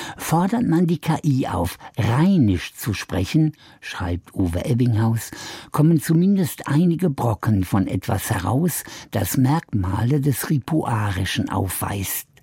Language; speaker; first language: German; native; German